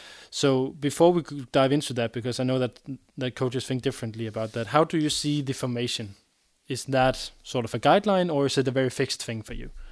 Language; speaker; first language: English; non-native, fluent; Danish